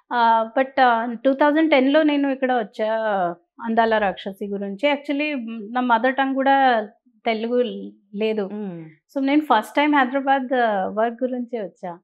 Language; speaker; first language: Telugu; non-native, learner; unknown